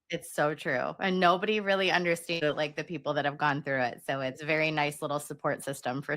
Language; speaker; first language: English; native; English